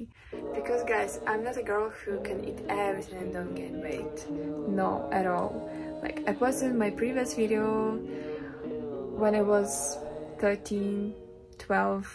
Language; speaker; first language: English; non-native, fluent; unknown